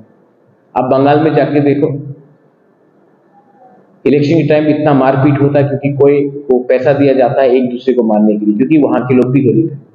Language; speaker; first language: Hindi; non-native, local second language; Kok Borok